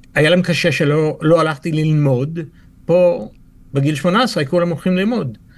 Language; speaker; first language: Hebrew; non-native, fluent; English